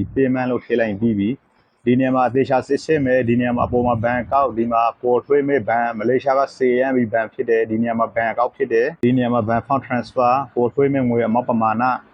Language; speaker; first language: Burmese; non-native, local second language; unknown